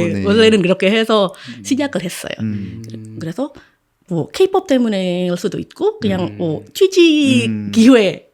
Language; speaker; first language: Korean; non-native, fluent; Indonesian